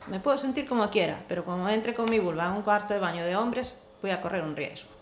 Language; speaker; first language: Spanish; native; Spanish